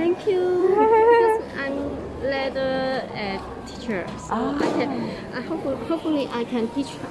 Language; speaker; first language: English; non-native, learner; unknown